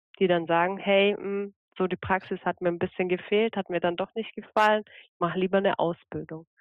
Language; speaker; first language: German; early bilingual, other home language; Croatian